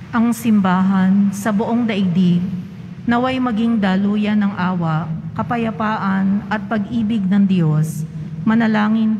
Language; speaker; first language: Filipino; native; Filipino